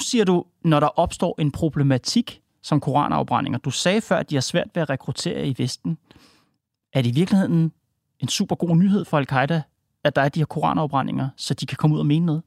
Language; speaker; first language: Danish; native; Danish